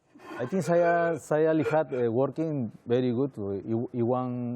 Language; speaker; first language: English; non-native, learner; Spanish